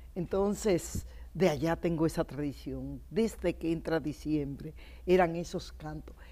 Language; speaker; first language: Spanish; native; Spanish